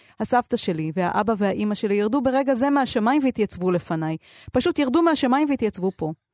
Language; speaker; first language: Hebrew; native; Hebrew